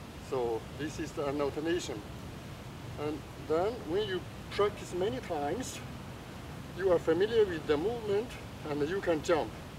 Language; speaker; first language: English; non-native, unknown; Chinese